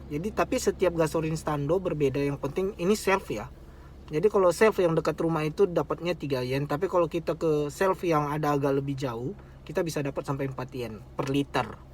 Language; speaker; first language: Indonesian; native; Indonesian